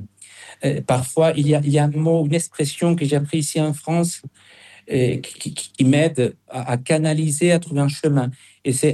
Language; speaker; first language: French; non-native, fluent; Spanish